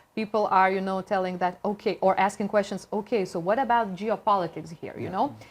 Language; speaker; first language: English; non-native, fluent; Lithuanian